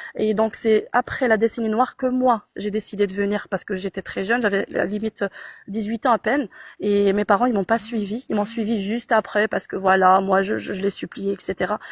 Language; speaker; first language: French; non-native, local second language; Arabic